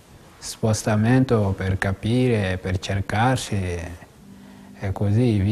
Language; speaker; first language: Italian; non-native, fluent; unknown